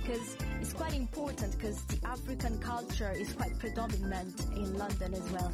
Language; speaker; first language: English; non-native, fluent; Italian